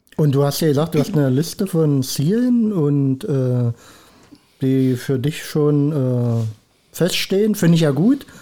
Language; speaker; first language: German; native; German